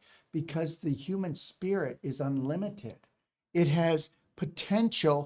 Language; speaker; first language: English; native; English